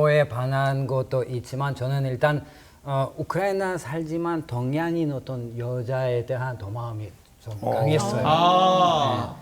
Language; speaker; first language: Korean; non-native, fluent; Russian